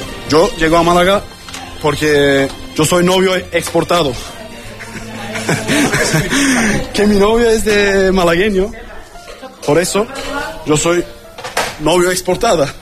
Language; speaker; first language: Spanish; non-native, learner; Turkish